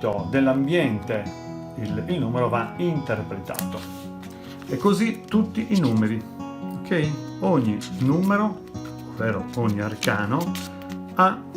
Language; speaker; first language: Italian; native; Italian